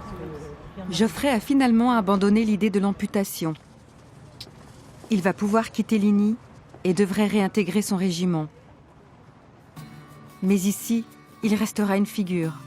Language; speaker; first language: French; native; French